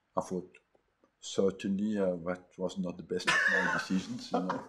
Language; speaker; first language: English; non-native, fluent; French